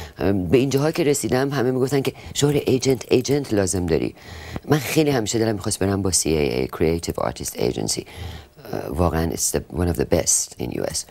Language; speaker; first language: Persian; native; Persian